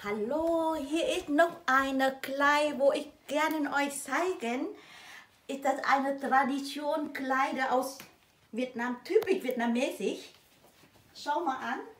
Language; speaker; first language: German; non-native, learner; Vietnamese